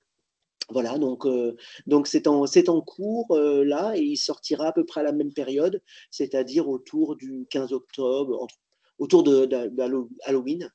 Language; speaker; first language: French; native; French